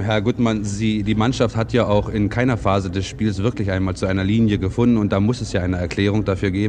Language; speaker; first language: German; native; German